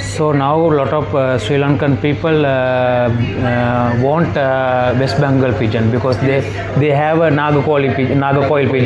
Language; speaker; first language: English; non-native, fluent; Sinhala